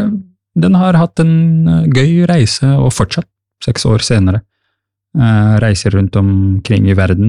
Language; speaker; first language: Norwegian; early bilingual, other home language; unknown